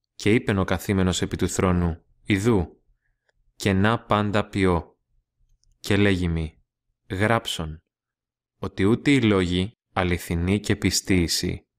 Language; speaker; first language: Greek; non-native, learner; Russian